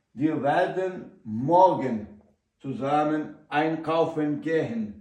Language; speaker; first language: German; non-native, learner; Ukrainian